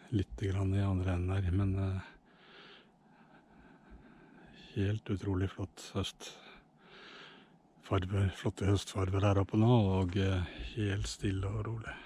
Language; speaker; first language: Norwegian; native; Norwegian